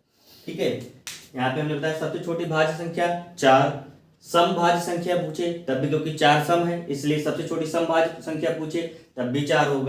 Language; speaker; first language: Hindi; native; Hindi